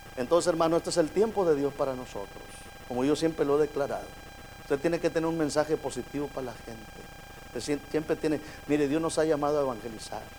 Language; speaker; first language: Spanish; native; Spanish